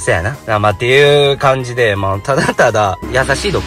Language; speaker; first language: Japanese; native; Japanese